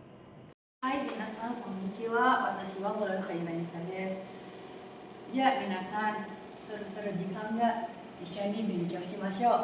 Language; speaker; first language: Japanese; non-native, learner; Indonesian